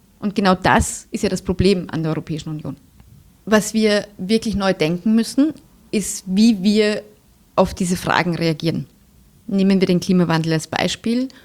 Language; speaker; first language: German; native; German